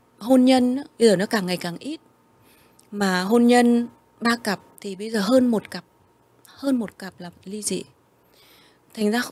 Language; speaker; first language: Vietnamese; early bilingual, heritage; Vietnamese